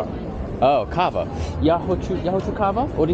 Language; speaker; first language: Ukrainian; non-native, learner; English